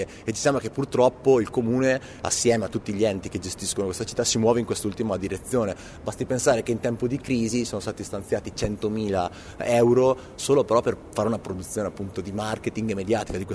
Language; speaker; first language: Italian; native; Italian